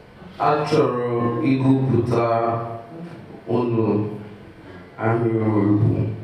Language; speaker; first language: Igbo; non-native, learner; English